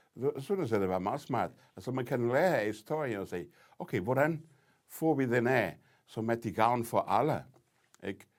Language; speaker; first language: Danish; non-native, fluent; Portuguese